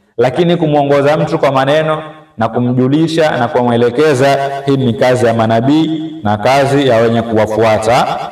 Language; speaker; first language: Swahili; native; Swahili